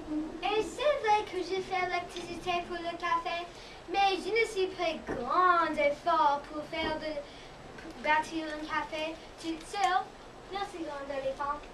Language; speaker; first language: French; non-native, learner; English